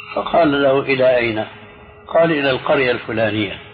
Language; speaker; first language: Arabic; early bilingual, other home language; Albanian